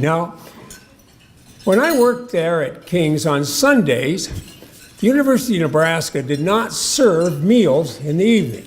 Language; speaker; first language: English; native; English